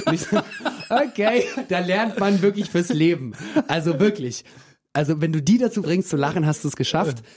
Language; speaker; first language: German; early bilingual, other home language; Russian